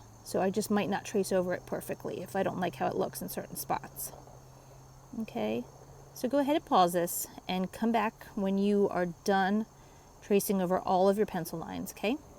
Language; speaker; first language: English; native; English